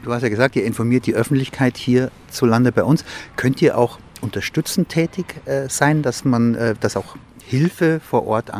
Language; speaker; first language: German; native; German